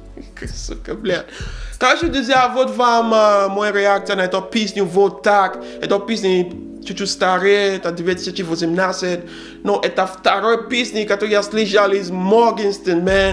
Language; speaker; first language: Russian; non-native, learner; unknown